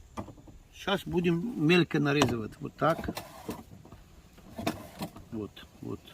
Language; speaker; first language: Russian; non-native, learner; Tajik